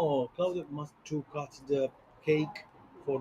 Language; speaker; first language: English; non-native, learner; Italian